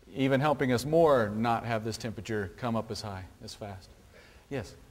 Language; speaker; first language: English; native; English